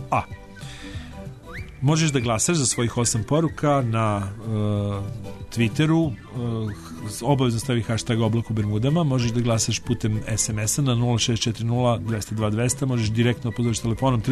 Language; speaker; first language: Serbian; native; Serbian